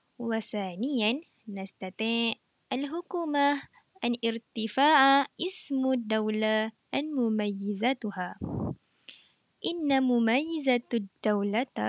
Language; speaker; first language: Arabic; non-native, learner; Malay